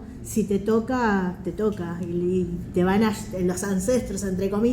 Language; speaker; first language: Spanish; native; Spanish